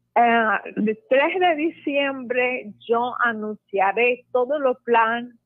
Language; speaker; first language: Spanish; non-native, fluent; Arabic